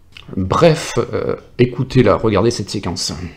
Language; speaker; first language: French; native; French